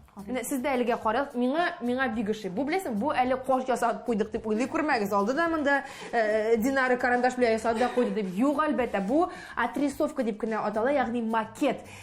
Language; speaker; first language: Tatar; native; Tatar